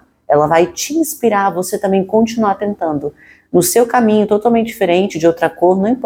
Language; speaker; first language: Portuguese; native; Portuguese